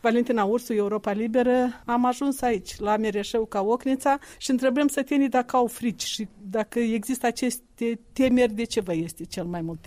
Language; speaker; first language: Romanian; native; Romanian